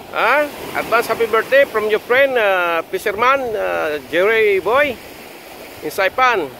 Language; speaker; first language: English; non-native, fluent; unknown